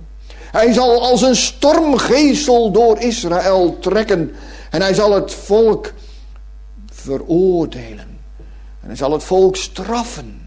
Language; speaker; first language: Dutch; native; Dutch